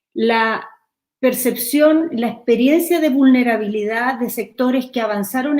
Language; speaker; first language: Spanish; native; Spanish